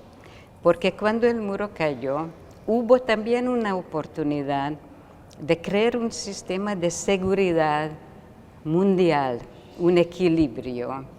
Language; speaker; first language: Spanish; non-native, fluent; Hungarian